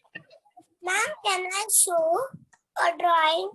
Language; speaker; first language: English; non-native, learner; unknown